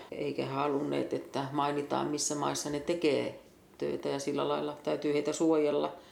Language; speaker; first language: Finnish; native; Finnish